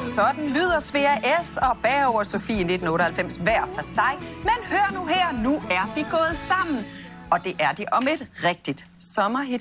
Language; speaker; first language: Danish; native; Danish